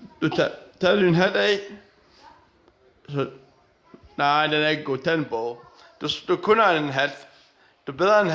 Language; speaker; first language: Danish; non-native, learner; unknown